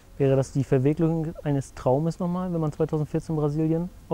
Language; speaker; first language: German; native; German